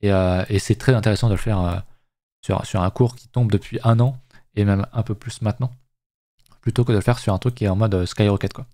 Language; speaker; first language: French; native; French